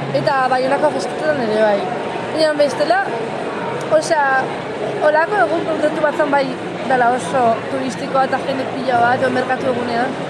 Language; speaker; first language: Basque; non-native, local second language; Spanish